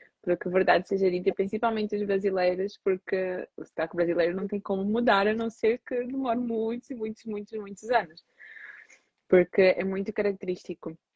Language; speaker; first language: Portuguese; native; Portuguese